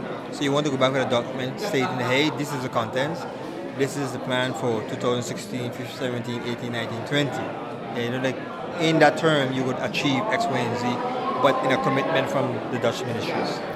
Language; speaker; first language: English; native; English